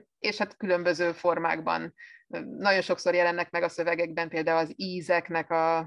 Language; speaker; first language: Hungarian; native; Hungarian